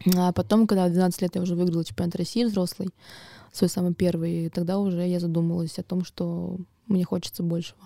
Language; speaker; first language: Russian; native; Russian